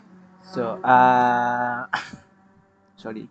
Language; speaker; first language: English; non-native, learner; Malay